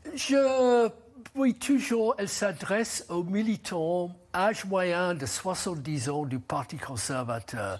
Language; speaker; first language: French; non-native, fluent; English